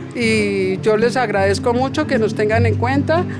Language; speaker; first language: Spanish; native; Spanish